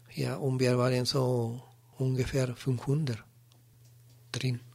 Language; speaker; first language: German; non-native, learner; Spanish